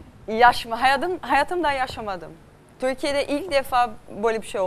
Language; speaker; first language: Turkish; non-native, learner; Portuguese